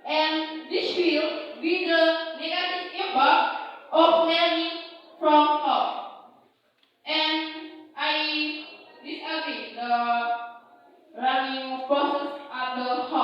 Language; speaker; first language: English; non-native, learner; Indonesian